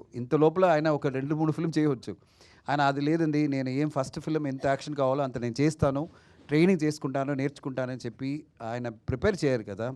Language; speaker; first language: Telugu; non-native, fluent; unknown